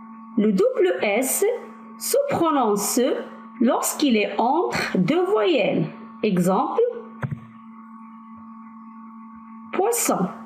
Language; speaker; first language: French; non-native, local second language; Arabic